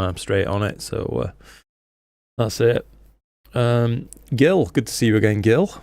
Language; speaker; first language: English; native; English